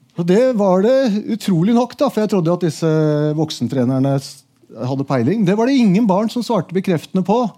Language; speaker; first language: Norwegian; native; Norwegian